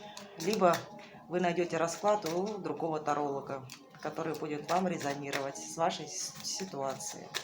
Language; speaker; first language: Russian; native; Russian